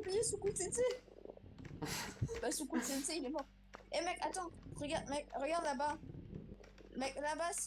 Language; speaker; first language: French; native; French